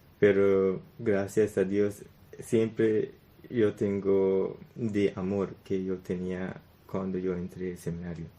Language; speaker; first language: Spanish; non-native, learner; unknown